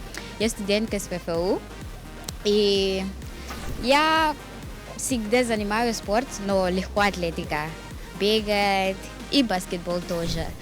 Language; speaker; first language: Russian; non-native, learner; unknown